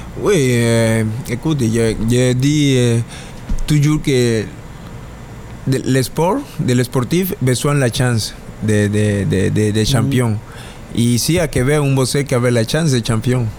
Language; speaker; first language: French; non-native, learner; Spanish